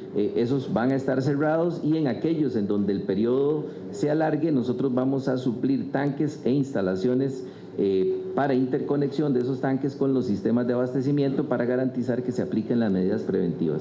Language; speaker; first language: Spanish; native; Spanish